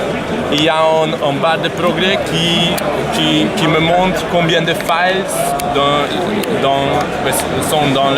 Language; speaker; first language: French; non-native, learner; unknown